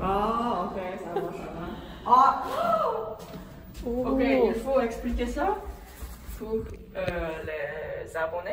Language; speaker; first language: French; non-native, learner; English